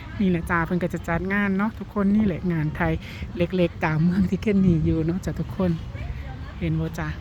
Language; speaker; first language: Thai; non-native, local second language; Northeastern Thai